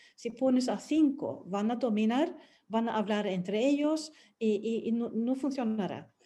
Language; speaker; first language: Spanish; non-native, fluent; Swedish